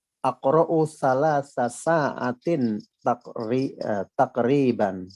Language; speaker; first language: Arabic; non-native, learner; Indonesian